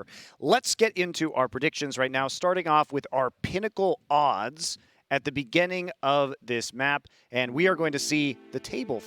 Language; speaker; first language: English; native; English